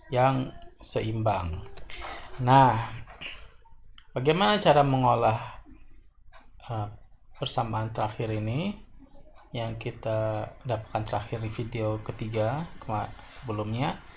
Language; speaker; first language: Indonesian; native; Indonesian